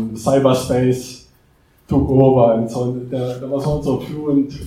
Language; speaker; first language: English; non-native, fluent; German